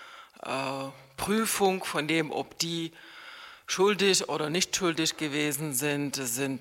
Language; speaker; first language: German; non-native, fluent; Czech